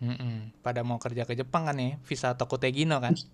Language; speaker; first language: Indonesian; native; Indonesian